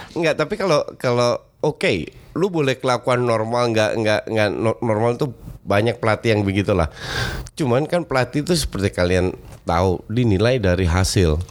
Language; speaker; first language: Indonesian; native; Indonesian